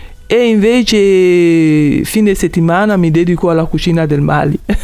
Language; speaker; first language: Italian; non-native, fluent; Bambara